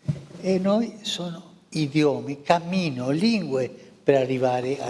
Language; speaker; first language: Italian; non-native, fluent; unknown